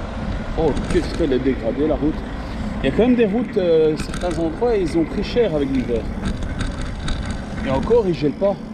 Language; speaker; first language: French; native; French